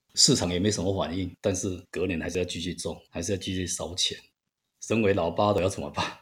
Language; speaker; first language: Chinese; native; Chinese